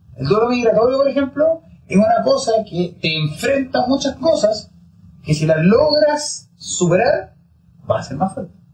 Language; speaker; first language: Spanish; native; Spanish